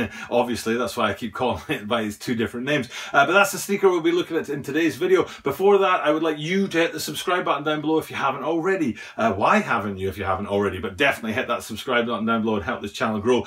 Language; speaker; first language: English; native; English